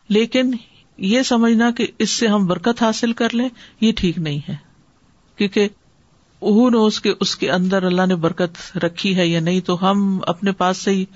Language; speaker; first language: Urdu; native; Urdu